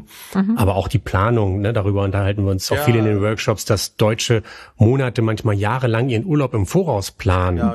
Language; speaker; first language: German; native; German